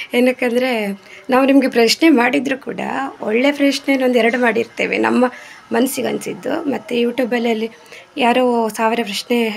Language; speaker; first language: Kannada; native; Kannada